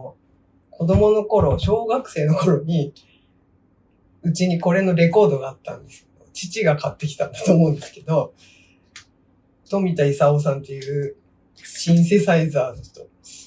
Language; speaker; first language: Japanese; native; Japanese